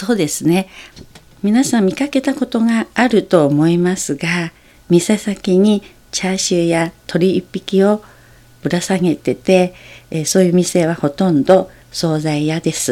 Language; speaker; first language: Japanese; non-native, fluent; Chinese